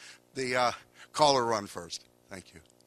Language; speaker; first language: English; native; English